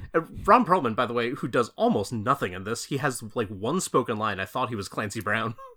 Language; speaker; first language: English; native; English